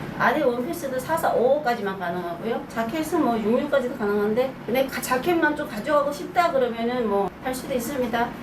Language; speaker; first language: Korean; native; Korean